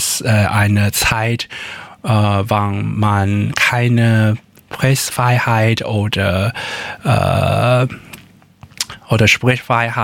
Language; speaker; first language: German; non-native, learner; Chinese